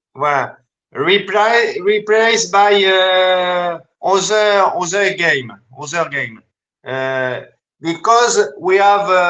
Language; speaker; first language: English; non-native, learner; French